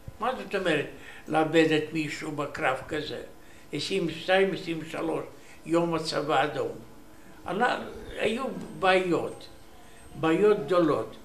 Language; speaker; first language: Hebrew; non-native, learner; Romanian